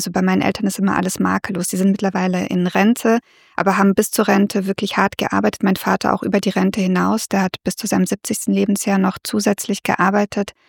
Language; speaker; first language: German; early bilingual, other home language; Russian